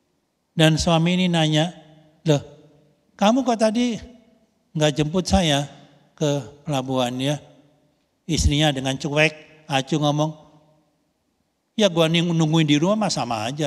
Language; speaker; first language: Indonesian; native; Indonesian